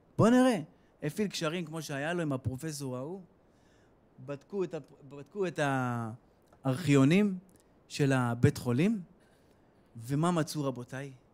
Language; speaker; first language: Hebrew; native; Hebrew